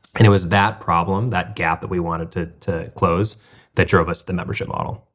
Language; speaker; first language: English; native; English